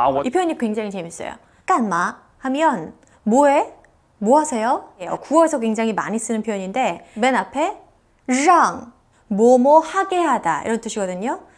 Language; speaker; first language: Korean; native; Korean